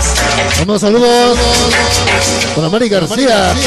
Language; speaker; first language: Spanish; native; Spanish